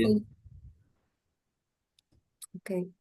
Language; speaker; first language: English; non-native, fluent; Arabic